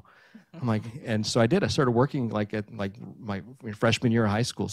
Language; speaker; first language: English; early bilingual, other home language; Greek